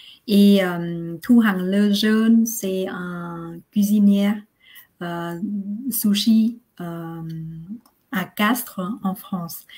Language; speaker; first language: French; non-native, fluent; Vietnamese